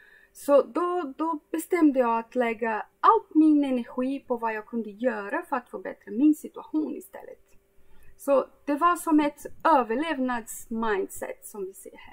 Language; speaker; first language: Swedish; non-native, fluent; Portuguese